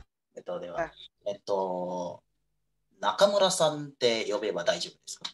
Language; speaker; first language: Japanese; non-native, fluent; Indonesian